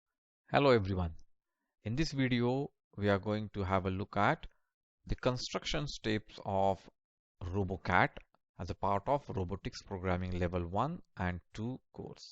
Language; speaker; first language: English; non-native, local second language; Marathi